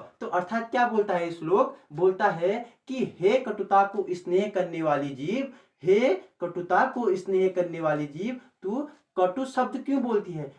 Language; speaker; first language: Hindi; native; Hindi